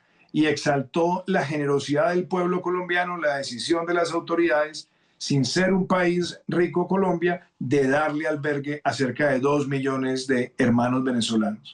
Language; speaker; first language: Spanish; native; Spanish